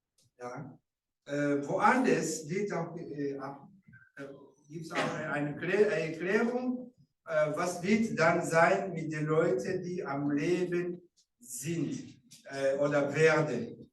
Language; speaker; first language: German; non-native, learner; Rundi